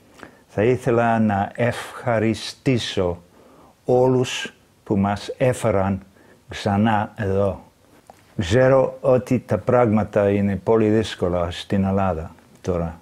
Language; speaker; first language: Greek; non-native, learner; English